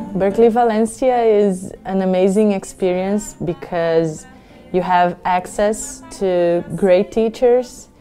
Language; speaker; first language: English; non-native, fluent; Portuguese